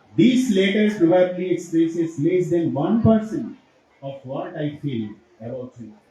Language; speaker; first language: English; non-native, local second language; Bangla